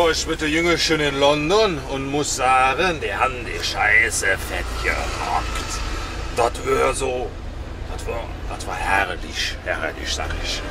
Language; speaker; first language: English; non-native, fluent; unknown